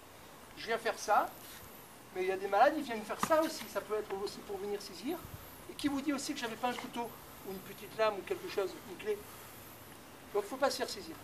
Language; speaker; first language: French; native; French